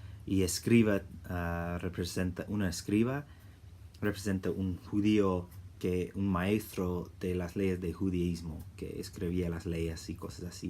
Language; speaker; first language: Spanish; non-native, fluent; English